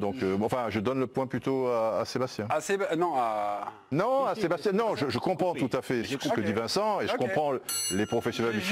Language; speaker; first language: French; native; French